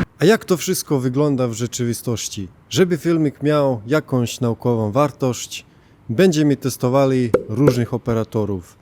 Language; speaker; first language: Polish; non-native, fluent; Serbian